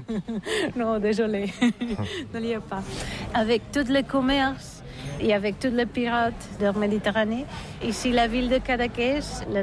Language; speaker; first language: French; non-native, learner; Catalan